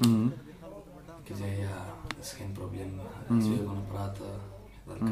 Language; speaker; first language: Dutch; non-native, learner; Pashto